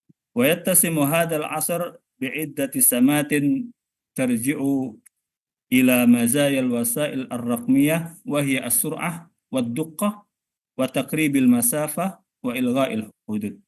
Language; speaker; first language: Arabic; non-native, fluent; Indonesian